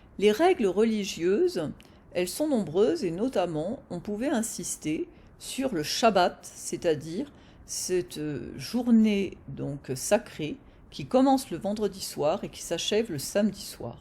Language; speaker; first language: French; native; French